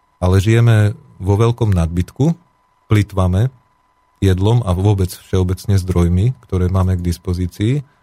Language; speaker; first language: Slovak; native; Slovak